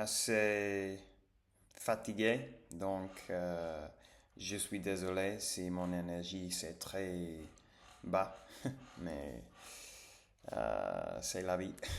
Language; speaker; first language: French; non-native, learner; English